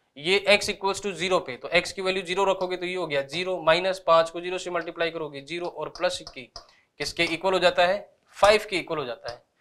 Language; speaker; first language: Hindi; native; Hindi